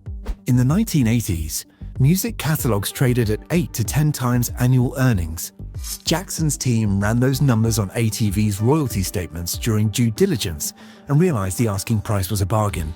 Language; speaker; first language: English; native; English